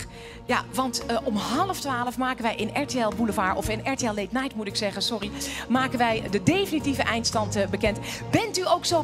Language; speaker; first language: Dutch; native; Dutch